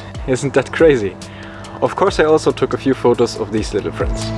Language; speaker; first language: English; non-native, fluent; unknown